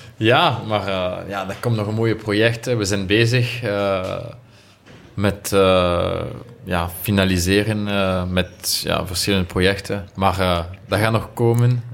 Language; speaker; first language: Dutch; non-native, local second language; French